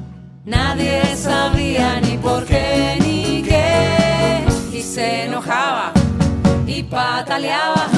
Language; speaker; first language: Spanish; native; Spanish